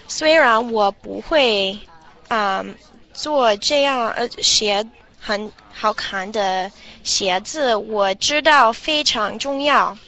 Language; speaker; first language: Chinese; non-native, learner; English